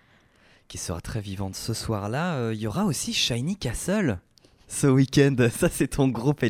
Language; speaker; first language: French; native; French